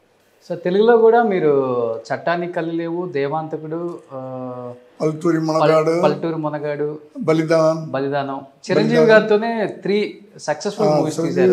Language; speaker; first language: Telugu; native; Telugu